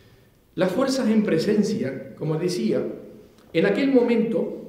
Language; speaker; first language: Spanish; native; Spanish